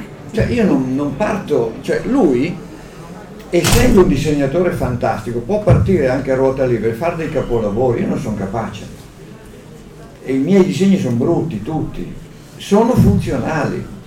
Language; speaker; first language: Italian; native; Italian